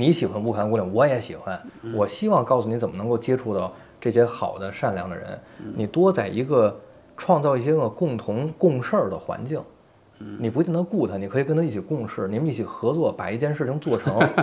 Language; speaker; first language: Chinese; native; Chinese